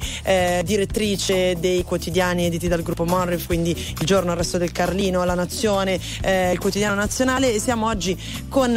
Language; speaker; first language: Italian; native; Italian